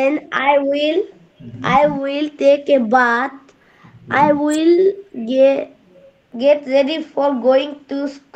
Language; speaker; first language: English; non-native, learner; Bangla